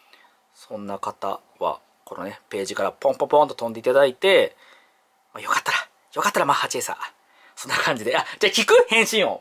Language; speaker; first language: Japanese; native; Japanese